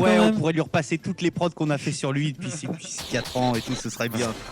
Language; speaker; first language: French; native; French